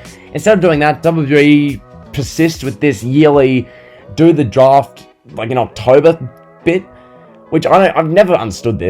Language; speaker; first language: English; native; English